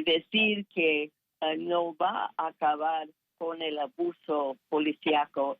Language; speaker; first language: Spanish; non-native, fluent; English